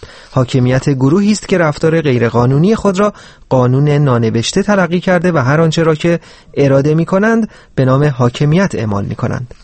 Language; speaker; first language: Persian; native; Persian